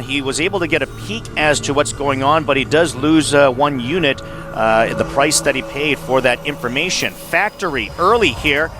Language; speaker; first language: English; native; English